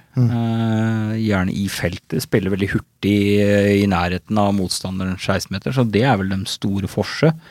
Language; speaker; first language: Norwegian; native; Norwegian